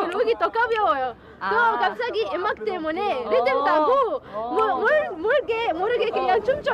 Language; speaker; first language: Korean; non-native, fluent; Arabic